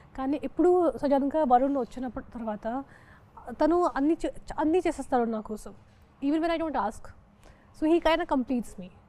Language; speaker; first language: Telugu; non-native, fluent; Hindi